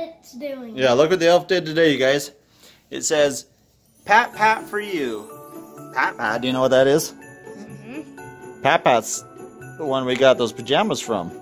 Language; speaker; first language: English; native; English